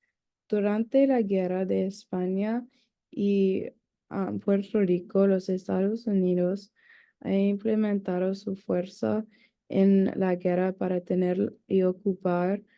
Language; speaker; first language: Spanish; non-native, learner; English